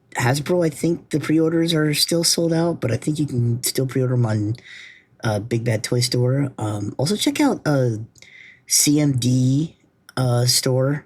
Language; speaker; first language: English; native; English